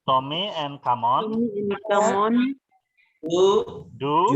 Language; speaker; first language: English; non-native, fluent; Indonesian